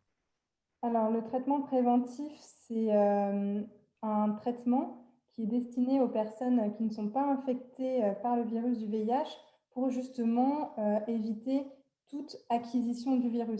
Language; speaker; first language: French; native; French